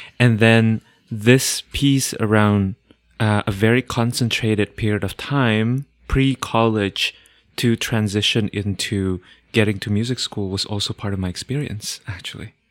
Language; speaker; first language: English; non-native, fluent; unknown